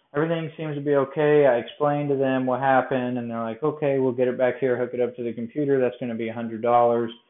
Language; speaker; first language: English; native; English